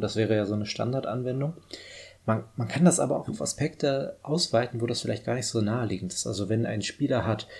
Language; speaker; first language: German; native; German